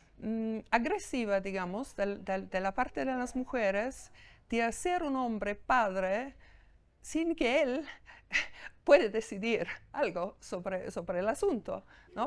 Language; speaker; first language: Spanish; non-native, fluent; German